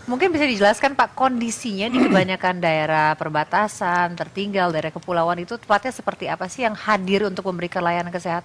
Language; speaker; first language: Indonesian; native; Indonesian